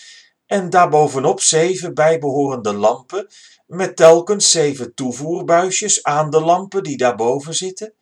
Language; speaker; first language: Dutch; native; Dutch